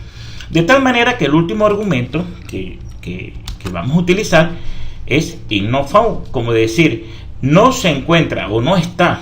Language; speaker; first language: Spanish; native; Spanish